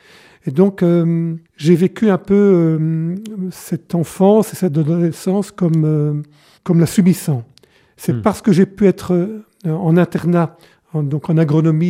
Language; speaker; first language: French; native; French